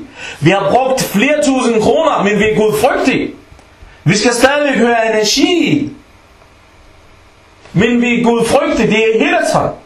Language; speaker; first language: Danish; non-native, local second language; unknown